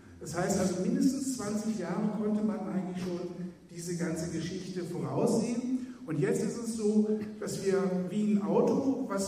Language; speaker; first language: German; native; German